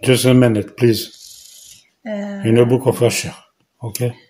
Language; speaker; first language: English; non-native, learner; French